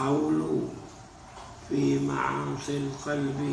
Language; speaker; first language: Arabic; non-native, fluent; Indonesian